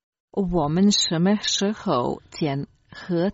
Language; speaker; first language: Chinese; non-native, learner; Croatian